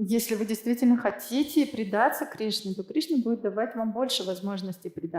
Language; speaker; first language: Russian; native; Russian